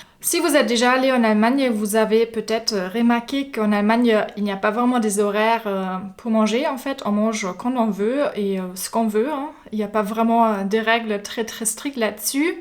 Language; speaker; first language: French; non-native, fluent; German